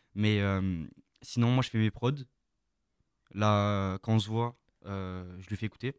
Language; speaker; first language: French; native; French